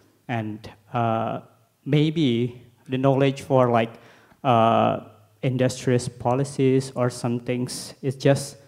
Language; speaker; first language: English; non-native, learner; Indonesian